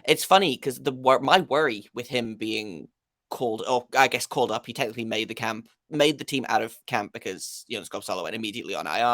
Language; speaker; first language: English; native; English